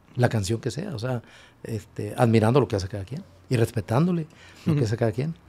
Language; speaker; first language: Spanish; native; Spanish